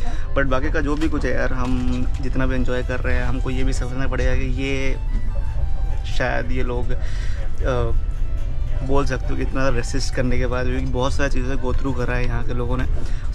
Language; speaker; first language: Hindi; native; Hindi